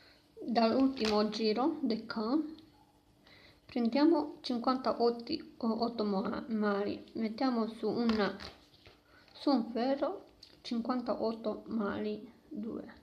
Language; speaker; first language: Italian; non-native, learner; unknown